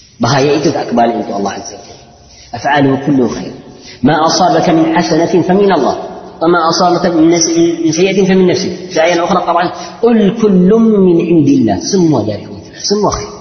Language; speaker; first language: Arabic; non-native, fluent; Malay